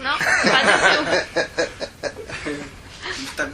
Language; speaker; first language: French; non-native, fluent; Italian